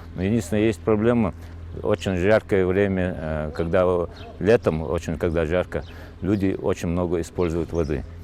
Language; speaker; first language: Russian; non-native, local second language; Ingush